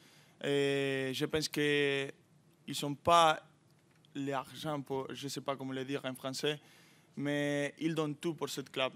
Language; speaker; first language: French; non-native, fluent; Spanish